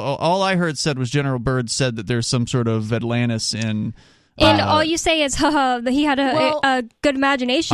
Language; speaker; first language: English; native; English